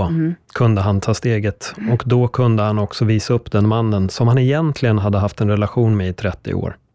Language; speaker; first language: Swedish; native; Swedish